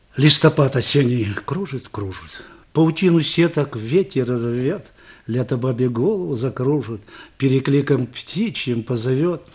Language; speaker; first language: Russian; native; Russian